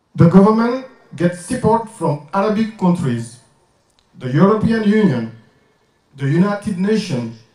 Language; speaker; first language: English; non-native, learner; French